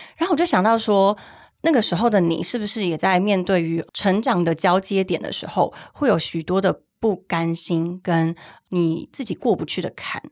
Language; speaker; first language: Chinese; native; Chinese